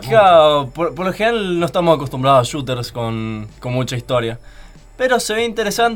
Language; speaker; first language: Spanish; native; Spanish